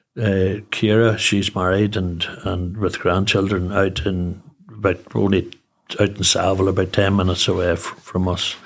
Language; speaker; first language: English; native; English